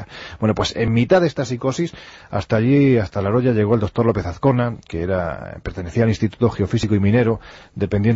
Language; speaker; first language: Spanish; native; Spanish